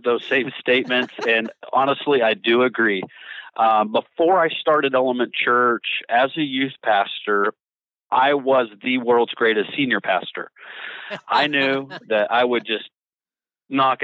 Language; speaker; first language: English; native; English